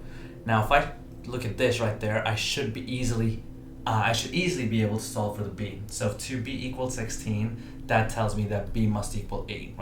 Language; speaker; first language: English; native; English